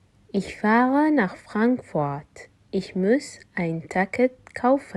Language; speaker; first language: German; non-native, fluent; Arabic